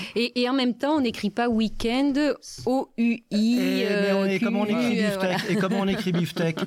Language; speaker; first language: French; native; French